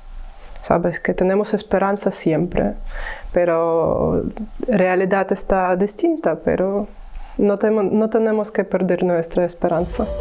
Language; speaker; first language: Spanish; non-native, learner; Ukrainian